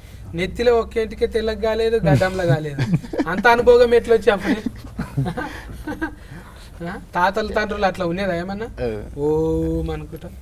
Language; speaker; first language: Telugu; native; Telugu